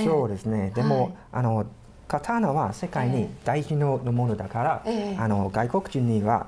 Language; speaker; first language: Japanese; non-native, fluent; English